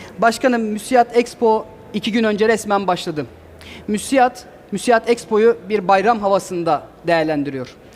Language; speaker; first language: Turkish; native; Turkish